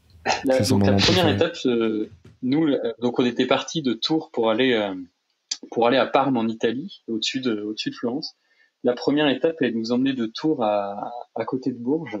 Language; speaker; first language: French; native; French